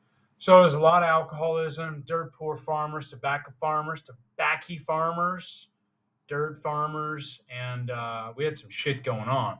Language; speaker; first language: English; native; English